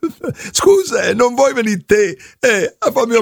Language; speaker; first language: Italian; native; Italian